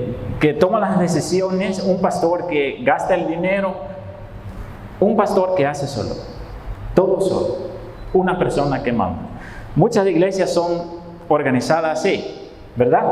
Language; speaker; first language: Spanish; non-native, fluent; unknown